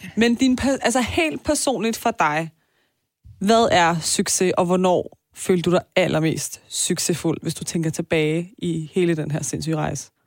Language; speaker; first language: Danish; early bilingual, other home language; Persian